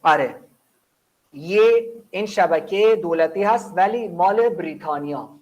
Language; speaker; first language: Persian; non-native, fluent; Urdu